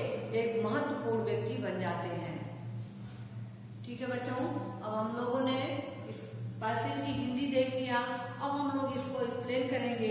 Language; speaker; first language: Hindi; native; Hindi